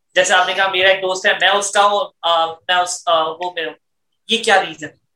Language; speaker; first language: Urdu; native; Urdu